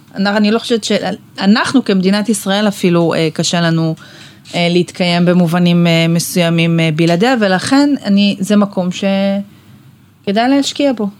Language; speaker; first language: Hebrew; native; Hebrew